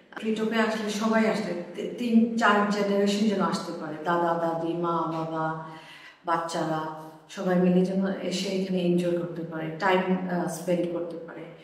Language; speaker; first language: Bangla; early bilingual, heritage; Bangla